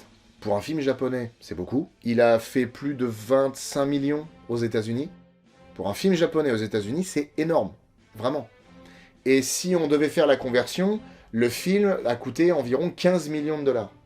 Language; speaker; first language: French; native; French